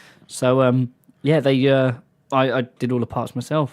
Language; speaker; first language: English; native; English